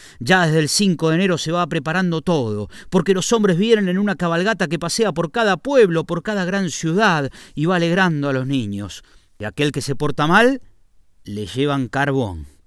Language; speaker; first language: Spanish; native; Spanish